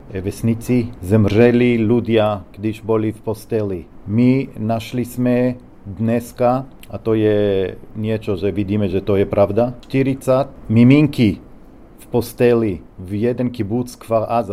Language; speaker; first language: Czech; non-native, learner; Hebrew